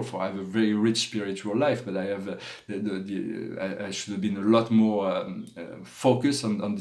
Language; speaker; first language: English; non-native, fluent; French